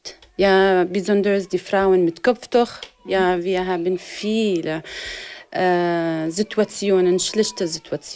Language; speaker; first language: German; non-native, learner; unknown